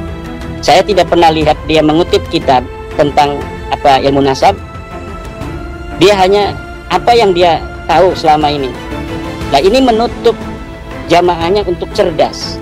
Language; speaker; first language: Indonesian; native; Indonesian